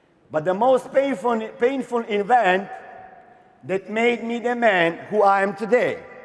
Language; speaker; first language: English; non-native, fluent; Slovenian